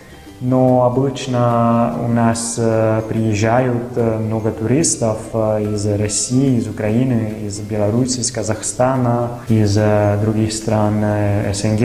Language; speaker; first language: Russian; non-native, fluent; Italian